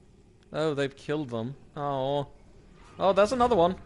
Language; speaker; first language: English; native; English